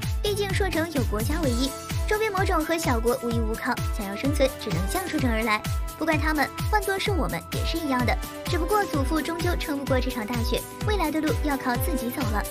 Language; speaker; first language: Chinese; native; Chinese